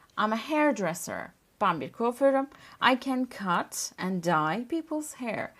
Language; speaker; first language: English; non-native, fluent; Turkish